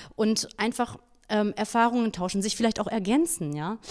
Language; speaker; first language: German; native; German